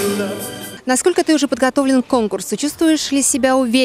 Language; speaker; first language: Russian; native; Russian